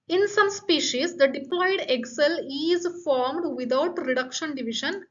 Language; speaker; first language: English; non-native, local second language; Kannada